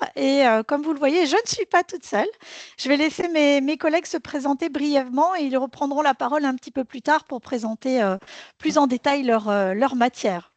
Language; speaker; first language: French; native; French